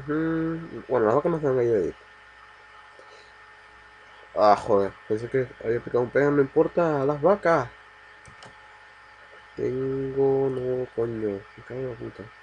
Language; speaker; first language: Spanish; native; Spanish